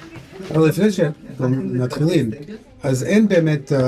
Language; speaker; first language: Hebrew; non-native, fluent; English